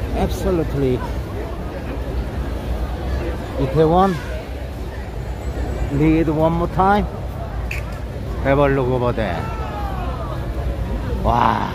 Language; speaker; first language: English; non-native, learner; Korean